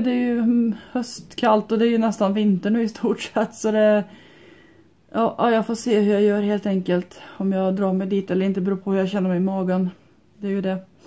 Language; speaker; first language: Swedish; native; Swedish